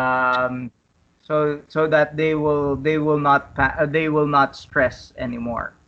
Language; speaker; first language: English; non-native, fluent; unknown